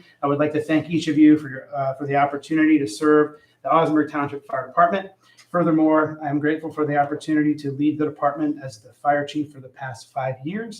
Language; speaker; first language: English; native; English